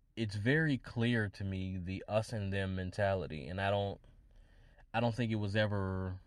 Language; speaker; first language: English; native; English